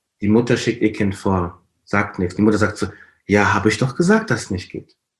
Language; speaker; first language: German; non-native, fluent; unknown